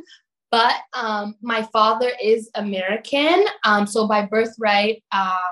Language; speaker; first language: English; native; English